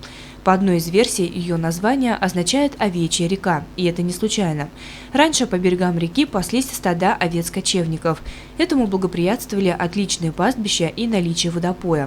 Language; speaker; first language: Russian; native; Russian